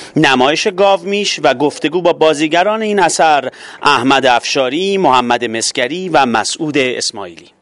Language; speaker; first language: Persian; native; Persian